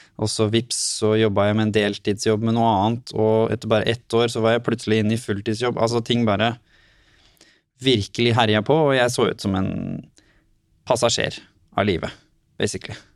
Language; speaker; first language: Norwegian; native; Norwegian